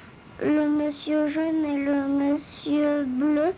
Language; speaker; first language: French; early bilingual, other home language; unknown